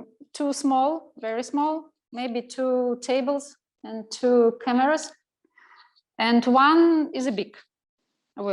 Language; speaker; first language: English; non-native, learner; Russian